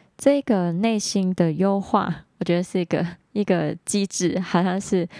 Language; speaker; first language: Chinese; non-native, local second language; Cantonese